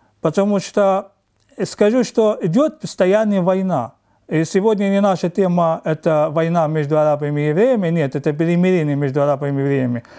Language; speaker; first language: Russian; non-native, fluent; Arabic